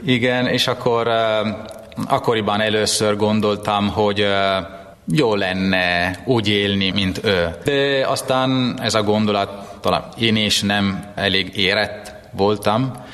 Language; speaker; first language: Hungarian; non-native, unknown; Italian